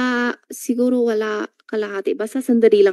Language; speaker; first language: Filipino; non-native, learner; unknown